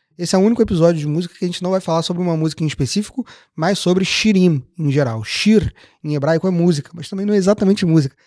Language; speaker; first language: Portuguese; native; Portuguese